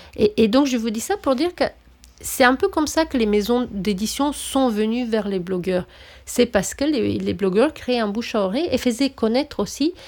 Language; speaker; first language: French; non-native, fluent; Romanian